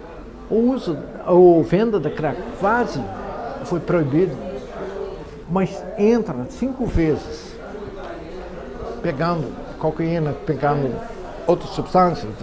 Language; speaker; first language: Portuguese; non-native, fluent; Dutch